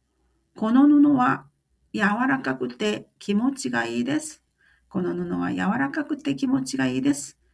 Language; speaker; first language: Japanese; non-native, fluent; Korean